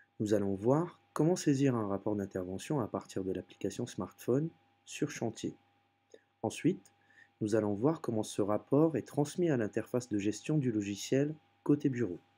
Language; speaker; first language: French; native; French